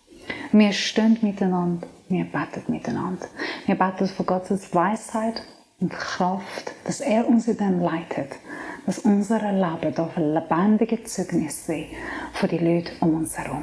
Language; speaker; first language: German; non-native, fluent; Persian